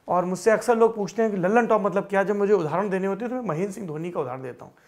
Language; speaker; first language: Hindi; native; Hindi